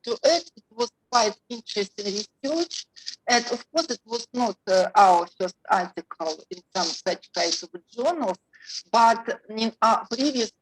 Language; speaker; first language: English; non-native, learner; Russian